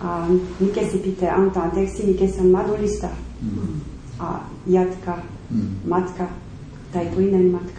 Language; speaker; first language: Finnish; non-native, learner; French